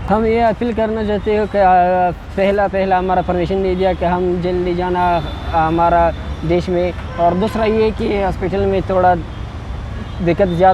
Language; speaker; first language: Hindi; non-native, learner; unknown